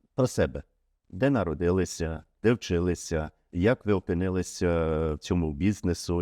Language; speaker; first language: Ukrainian; early bilingual, heritage; Ukrainian